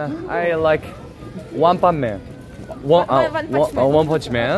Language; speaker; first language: English; non-native, learner; Korean